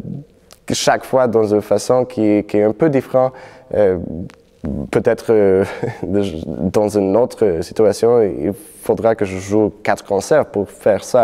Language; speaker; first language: French; non-native, fluent; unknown